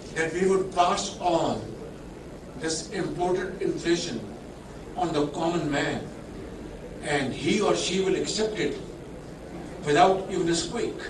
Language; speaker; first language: English; non-native, local second language; Urdu